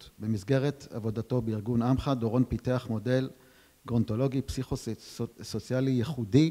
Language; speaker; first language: Hebrew; native; Hebrew